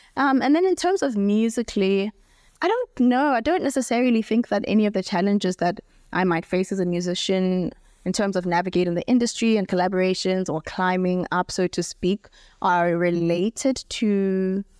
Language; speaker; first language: English; non-native, local second language; Southern Sotho